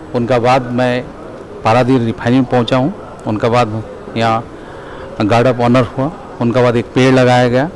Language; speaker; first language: Hindi; non-native, local second language; Assamese